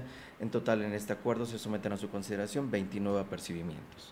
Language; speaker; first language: Spanish; native; Spanish